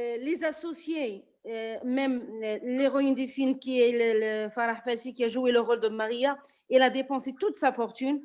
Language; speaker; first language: French; non-native, local second language; Arabic